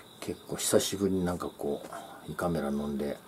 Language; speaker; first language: Japanese; native; Japanese